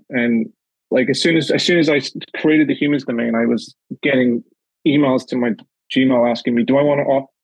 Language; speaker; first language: English; native; English